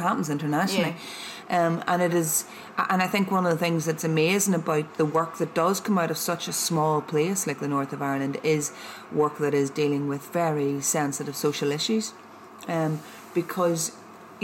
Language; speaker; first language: English; native; English